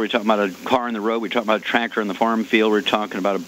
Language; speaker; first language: English; native; English